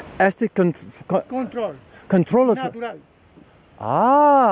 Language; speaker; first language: Spanish; non-native, learner; English